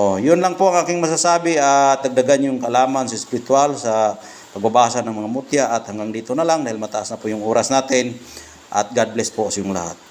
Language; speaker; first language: Filipino; non-native, local second language; Cebuano